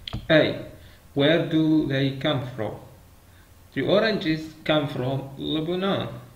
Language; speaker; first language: English; non-native, fluent; Arabic